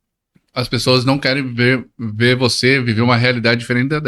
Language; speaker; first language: Portuguese; native; Portuguese